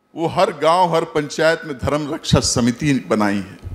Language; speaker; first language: Hindi; native; Hindi